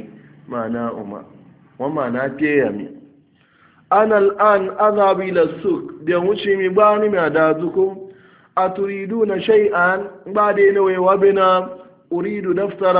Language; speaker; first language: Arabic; non-native, fluent; Hausa